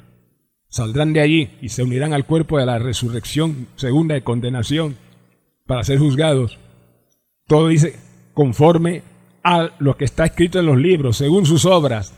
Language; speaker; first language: Spanish; native; Spanish